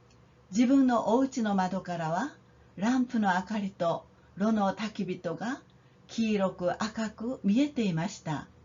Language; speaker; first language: Japanese; non-native, fluent; Korean